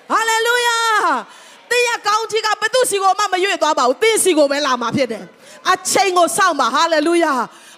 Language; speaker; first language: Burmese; non-native, local second language; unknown